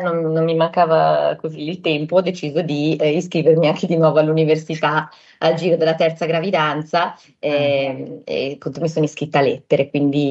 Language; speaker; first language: Italian; native; Italian